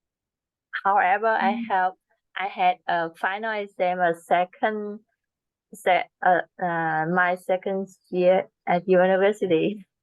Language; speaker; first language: English; non-native, learner; Vietnamese